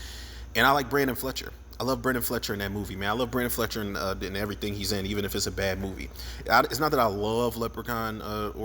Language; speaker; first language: English; native; English